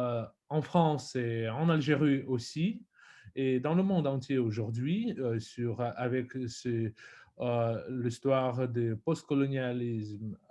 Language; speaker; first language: French; non-native, fluent; Russian